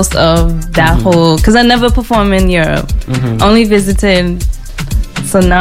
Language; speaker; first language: English; native; English